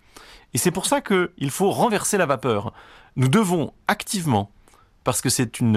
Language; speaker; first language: French; native; French